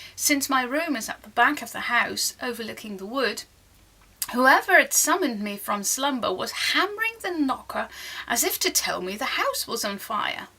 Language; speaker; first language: English; non-native, fluent; Dutch